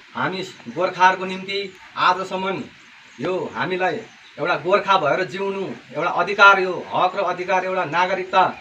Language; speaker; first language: Nepali; native; Nepali